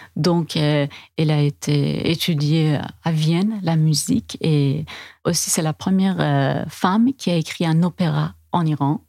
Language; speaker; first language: French; non-native, fluent; Persian